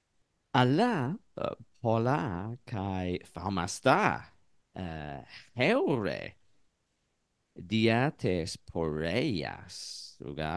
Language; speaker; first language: Greek; non-native, learner; English